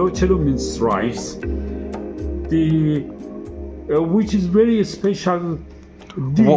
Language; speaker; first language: English; non-native, learner; Persian